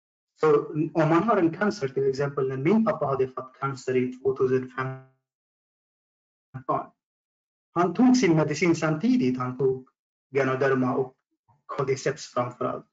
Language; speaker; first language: Swedish; non-native, fluent; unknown